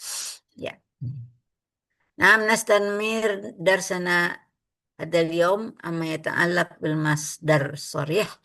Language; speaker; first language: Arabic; non-native, fluent; Indonesian